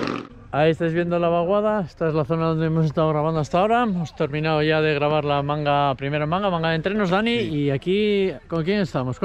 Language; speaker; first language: Spanish; native; Spanish